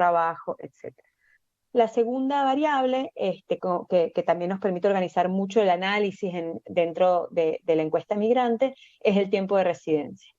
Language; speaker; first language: Spanish; native; Spanish